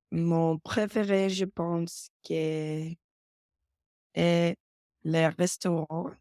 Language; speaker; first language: French; non-native, learner; English